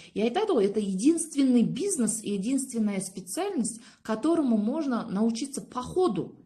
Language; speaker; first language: Russian; non-native, local second language; Kazakh